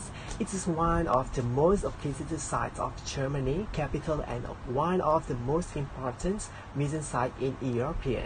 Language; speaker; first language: English; non-native, learner; Malay